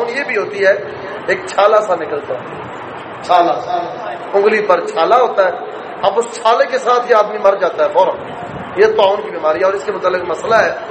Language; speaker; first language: Urdu; non-native, local second language; Punjabi